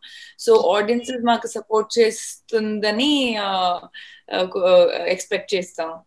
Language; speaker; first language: Telugu; non-native, fluent; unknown